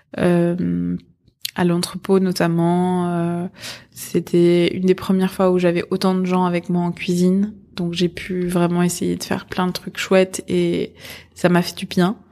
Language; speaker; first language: French; early bilingual, other home language; Persian